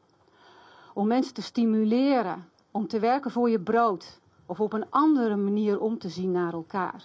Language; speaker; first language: Dutch; native; Dutch